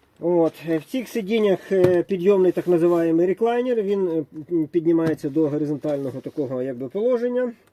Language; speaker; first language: Ukrainian; non-native, local second language; Russian